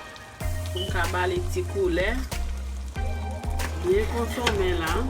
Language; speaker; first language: French; non-native, learner; Haitian Creole